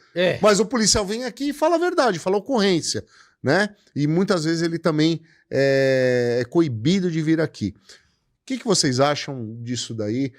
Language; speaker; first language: Portuguese; native; Portuguese